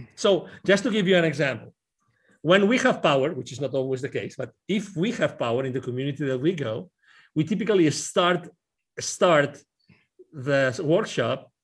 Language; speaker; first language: English; non-native, fluent; Spanish